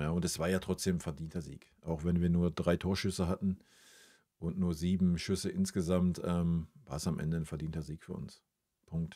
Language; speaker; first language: German; native; German